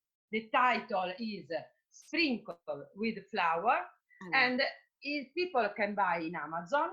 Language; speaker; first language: English; non-native, fluent; Italian